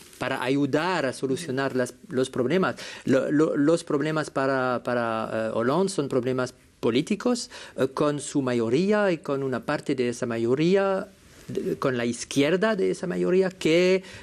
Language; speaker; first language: Spanish; non-native, fluent; French